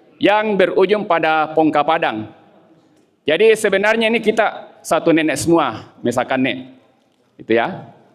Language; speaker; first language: Indonesian; non-native, local second language; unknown